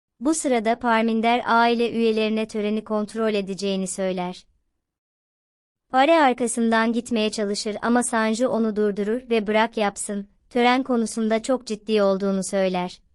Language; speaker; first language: Turkish; native; Turkish